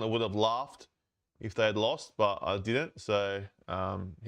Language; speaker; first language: English; native; English